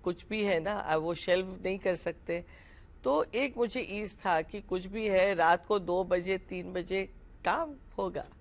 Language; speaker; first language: Hindi; non-native, local second language; Marathi